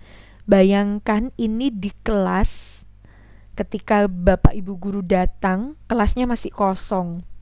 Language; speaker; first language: Indonesian; native; Indonesian